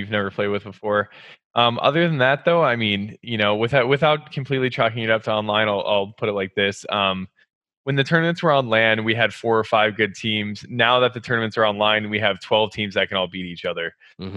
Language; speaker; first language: English; native; English